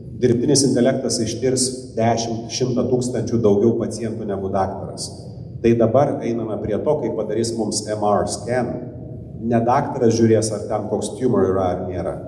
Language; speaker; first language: Lithuanian; non-native, local second language; Polish